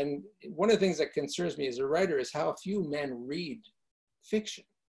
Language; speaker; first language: English; early bilingual, other home language; Italian